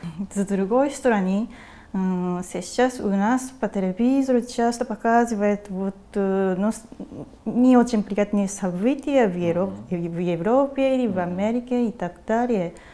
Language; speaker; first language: Russian; non-native, fluent; Japanese